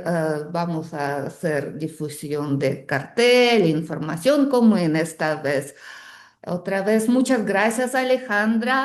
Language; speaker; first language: Spanish; non-native, fluent; Russian